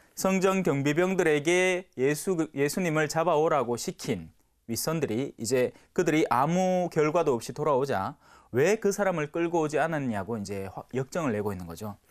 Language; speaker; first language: Korean; native; Korean